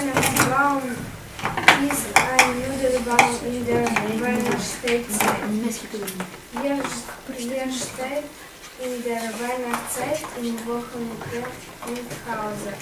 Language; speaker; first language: German; non-native, learner; Russian